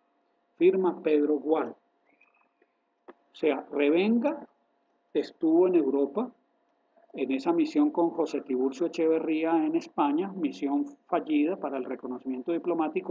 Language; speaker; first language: Spanish; native; Spanish